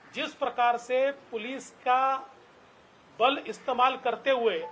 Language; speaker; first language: Hindi; non-native, local second language; Marathi